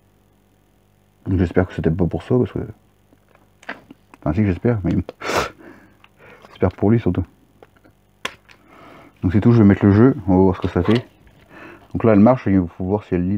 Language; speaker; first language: French; native; French